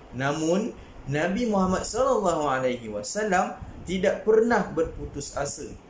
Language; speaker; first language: Malay; native; Malay